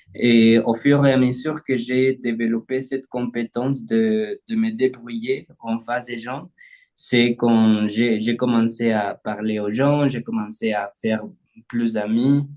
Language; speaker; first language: French; non-native, fluent; Spanish